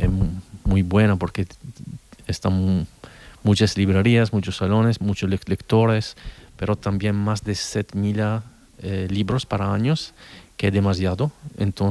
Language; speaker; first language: Spanish; non-native, learner; Italian